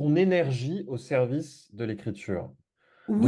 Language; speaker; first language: French; native; French